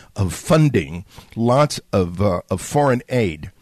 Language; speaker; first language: English; native; English